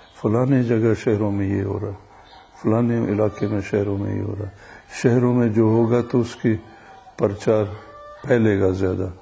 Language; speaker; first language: Urdu; non-native, local second language; Baluchi